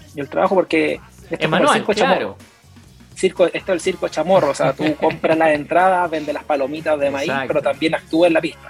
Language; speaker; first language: Spanish; native; Spanish